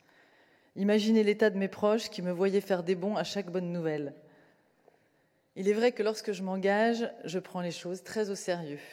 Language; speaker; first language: French; native; French